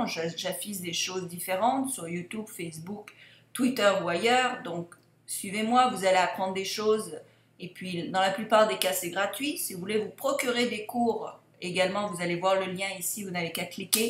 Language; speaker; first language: French; native; French